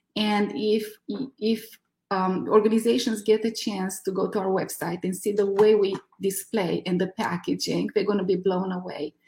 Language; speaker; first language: English; non-native, fluent; Romanian